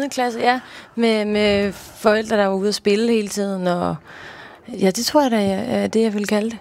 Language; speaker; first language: Danish; native; Danish